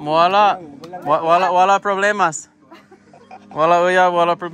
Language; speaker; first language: Cebuano; non-native, learner; English